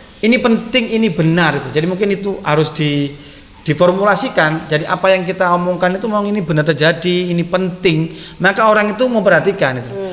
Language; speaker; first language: Indonesian; native; Indonesian